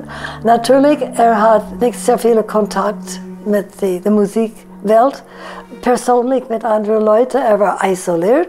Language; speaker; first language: German; non-native, fluent; English